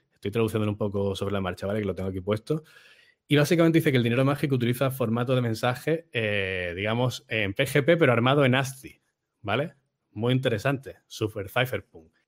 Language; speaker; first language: Spanish; native; Spanish